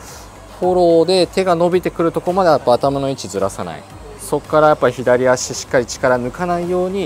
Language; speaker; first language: Japanese; native; Japanese